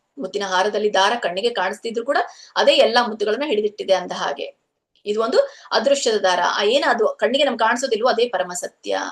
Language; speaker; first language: Kannada; native; Kannada